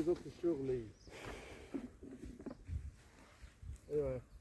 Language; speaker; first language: Arabic; native; Arabic